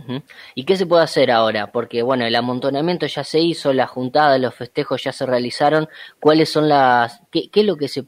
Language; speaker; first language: Spanish; native; Spanish